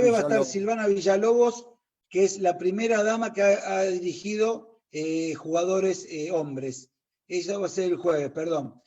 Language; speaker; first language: Spanish; native; Spanish